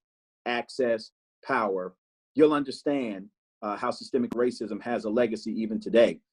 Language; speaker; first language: English; native; English